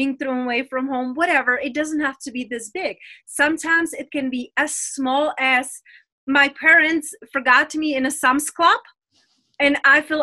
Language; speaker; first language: English; non-native, fluent; Czech